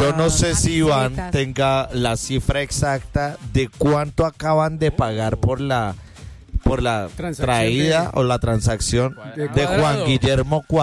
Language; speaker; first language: Spanish; native; Spanish